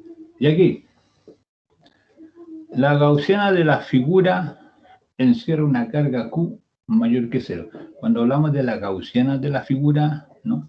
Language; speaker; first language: Spanish; native; Spanish